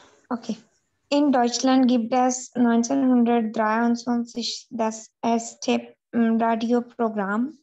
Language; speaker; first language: German; non-native, learner; Urdu